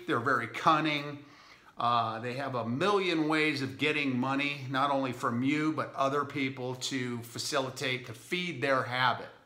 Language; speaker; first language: English; native; English